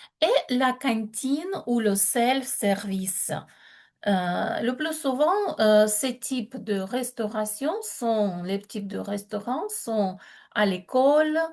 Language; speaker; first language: French; non-native, fluent; Ukrainian